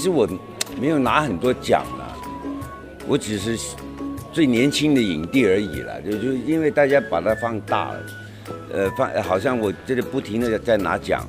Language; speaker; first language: Chinese; non-native, local second language; Cantonese